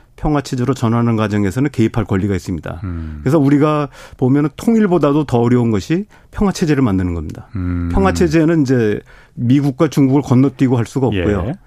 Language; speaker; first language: Korean; native; Korean